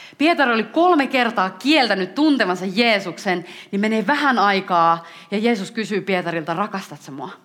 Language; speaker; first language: Finnish; native; Finnish